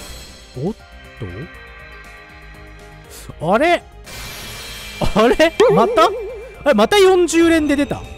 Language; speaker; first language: Japanese; native; Japanese